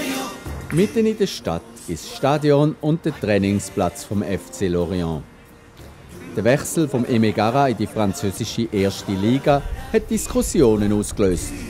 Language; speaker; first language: German; native; German